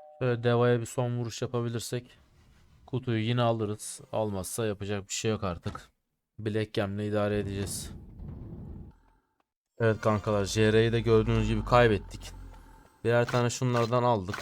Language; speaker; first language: Turkish; native; Turkish